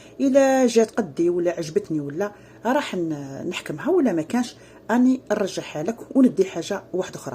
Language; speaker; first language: Arabic; native; Arabic